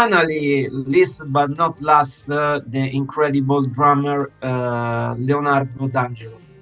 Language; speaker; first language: English; non-native, fluent; Italian